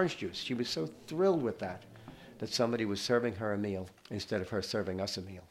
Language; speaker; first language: English; native; English